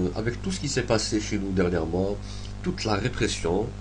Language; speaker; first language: French; non-native, local second language; Arabic